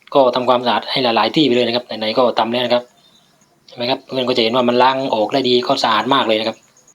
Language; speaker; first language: Thai; native; Thai